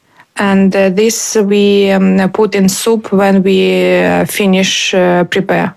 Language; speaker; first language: English; non-native, learner; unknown